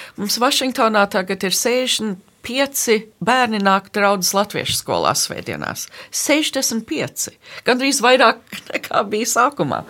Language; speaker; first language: Latvian; early bilingual, heritage; Latvian